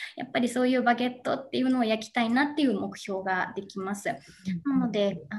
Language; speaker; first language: Japanese; native; Japanese